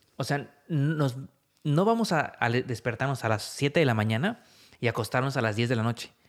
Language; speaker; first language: Spanish; native; Spanish